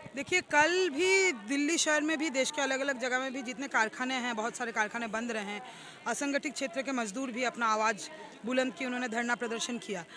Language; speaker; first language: Hindi; non-native, local second language; Bangla